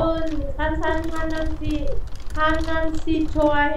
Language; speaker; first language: Korean; non-native, learner; Vietnamese